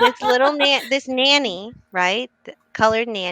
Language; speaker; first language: English; native; English